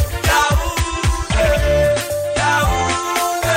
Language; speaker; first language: English; native; English